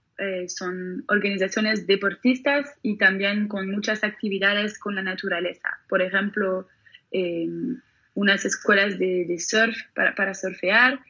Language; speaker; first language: Spanish; non-native, fluent; French